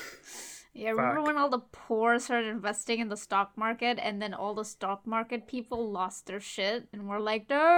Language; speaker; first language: English; native; English